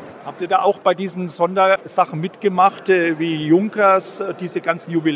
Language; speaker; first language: German; native; German